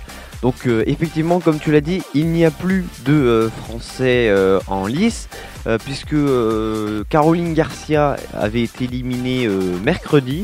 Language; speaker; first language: French; native; French